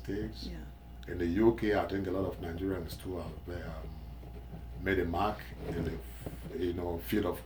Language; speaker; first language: English; non-native, local second language; Igbo